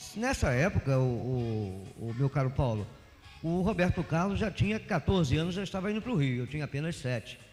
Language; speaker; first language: Portuguese; native; Portuguese